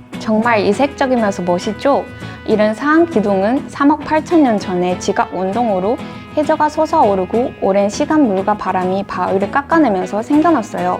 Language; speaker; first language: Korean; non-native, fluent; Chinese